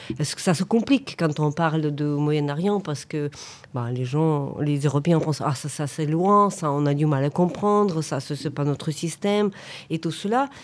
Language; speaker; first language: French; non-native, fluent; Ukrainian